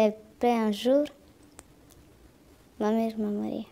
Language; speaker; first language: French; non-native, learner; Romanian